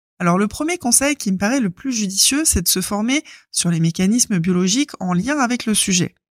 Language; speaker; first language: French; native; French